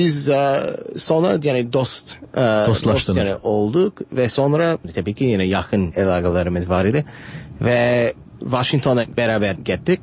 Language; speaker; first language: Turkish; non-native, fluent; English